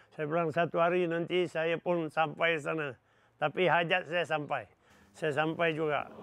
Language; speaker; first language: Malay; native; Malay